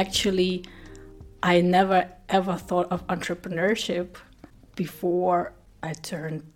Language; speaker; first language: English; non-native, fluent; Russian